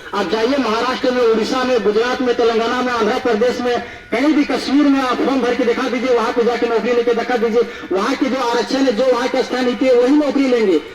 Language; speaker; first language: Hindi; native; Hindi